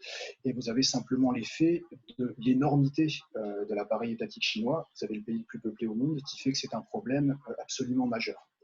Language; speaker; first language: French; native; French